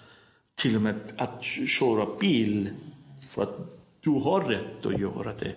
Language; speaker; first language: Swedish; non-native, learner; Persian